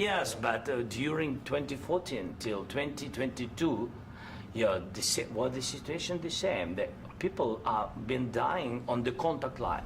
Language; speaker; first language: English; non-native, fluent; Russian